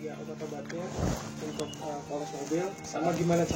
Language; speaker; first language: Indonesian; native; Indonesian